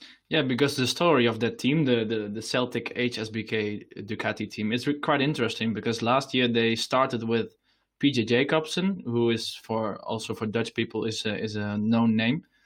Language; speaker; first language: English; non-native, fluent; Dutch